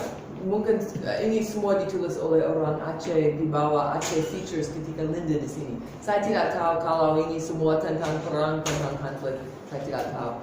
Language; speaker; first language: Indonesian; non-native, fluent; English